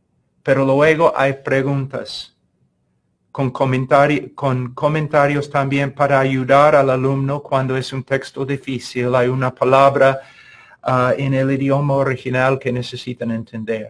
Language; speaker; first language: Spanish; non-native, fluent; English